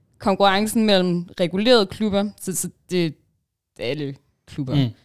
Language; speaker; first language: Danish; early bilingual, heritage; Danish